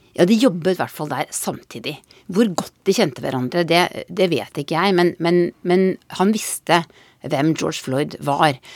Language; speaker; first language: Norwegian; native; Norwegian